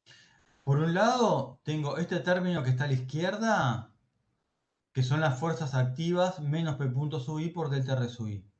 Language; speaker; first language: Spanish; native; Spanish